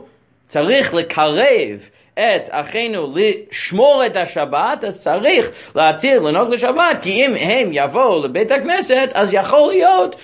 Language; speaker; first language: Hebrew; non-native, fluent; English